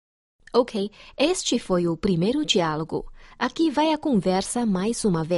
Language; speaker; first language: Portuguese; non-native, fluent; Chinese